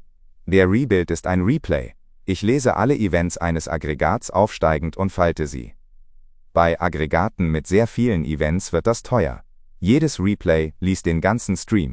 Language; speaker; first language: German; native; German